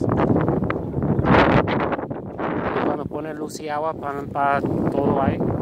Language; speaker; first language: Spanish; early bilingual, heritage; Spanish